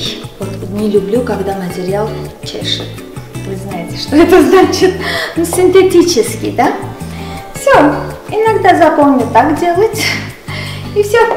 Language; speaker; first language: Russian; non-native, local second language; Armenian